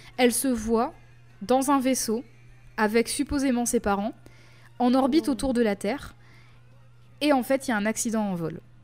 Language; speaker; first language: French; native; French